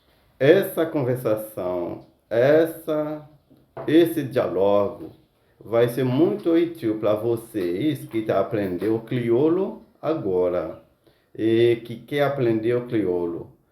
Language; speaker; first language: Portuguese; non-native, fluent; Haitian Creole